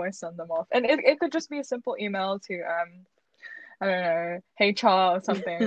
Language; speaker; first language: English; early bilingual, other home language; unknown